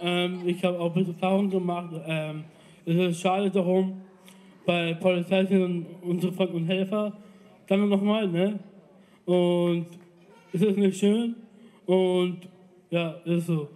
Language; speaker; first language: German; non-native, learner; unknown